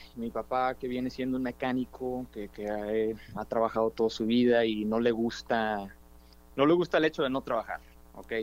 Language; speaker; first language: Spanish; early bilingual, heritage; Spanish